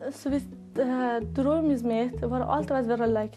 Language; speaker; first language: Icelandic; non-native, learner; Persian